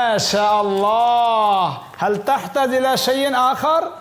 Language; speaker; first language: Arabic; non-native, fluent; Bangla